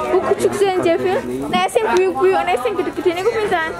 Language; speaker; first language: Turkish; non-native, learner; Javanese